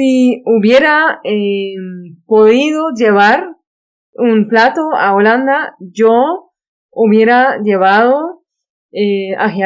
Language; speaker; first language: Spanish; non-native, fluent; Dutch